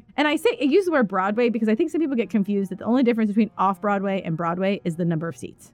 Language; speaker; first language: English; native; English